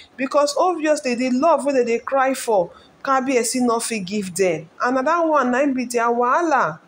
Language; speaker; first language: Nigerian Pidgin; non-native, local second language; Yoruba